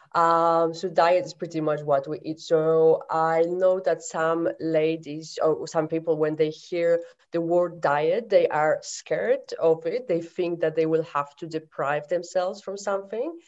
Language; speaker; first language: English; non-native, fluent; Polish